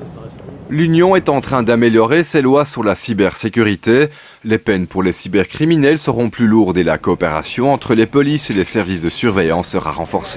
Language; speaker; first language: French; native; French